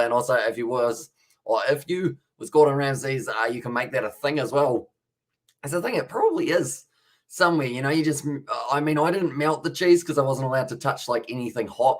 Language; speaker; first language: English; native; English